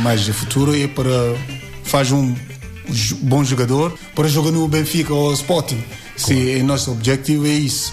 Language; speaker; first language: Portuguese; non-native, learner; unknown